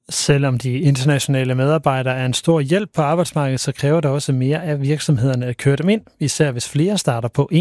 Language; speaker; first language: Danish; native; Danish